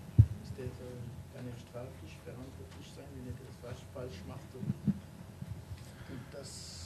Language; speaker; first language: German; non-native, learner; French